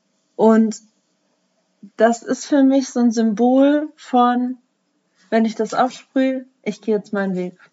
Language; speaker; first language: German; native; German